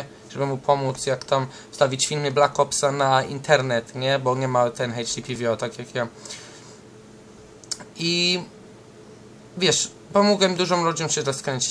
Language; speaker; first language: Polish; early bilingual, heritage; English